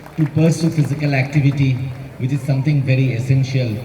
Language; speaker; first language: English; non-native, local second language; Bangla